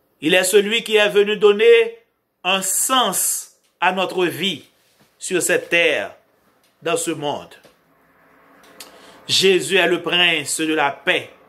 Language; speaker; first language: French; non-native, local second language; Haitian Creole